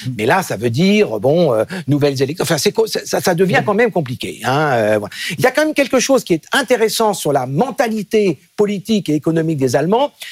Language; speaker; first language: French; native; French